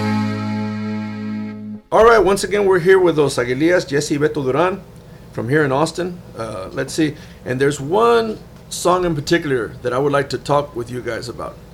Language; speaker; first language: English; early bilingual, other home language; Spanish